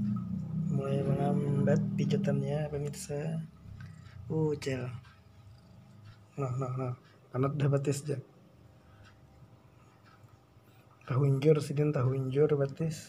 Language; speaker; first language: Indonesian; non-native, local second language; Banjar